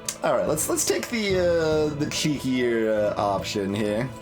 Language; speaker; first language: English; native; English